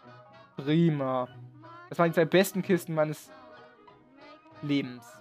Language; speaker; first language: German; native; German